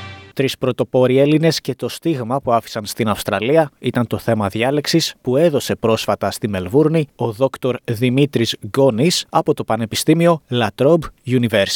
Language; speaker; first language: Greek; native; Greek